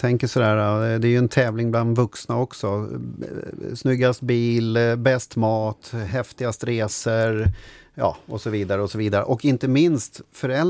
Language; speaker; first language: Swedish; native; Swedish